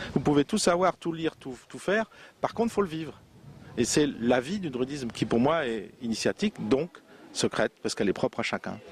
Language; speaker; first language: French; non-native, local second language; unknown